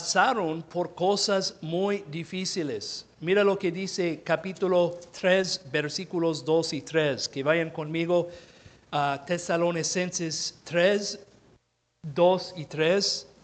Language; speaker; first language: Spanish; non-native, fluent; English